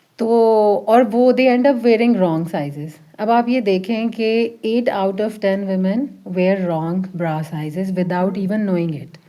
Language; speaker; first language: Urdu; early bilingual, heritage; Urdu